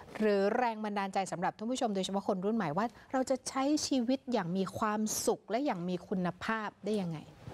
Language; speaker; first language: Thai; native; Thai